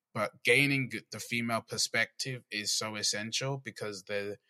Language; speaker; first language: English; native; English